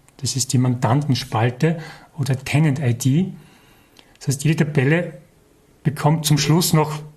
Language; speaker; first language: German; native; German